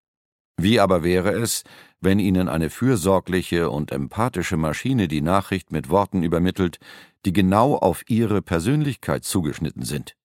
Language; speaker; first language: German; native; German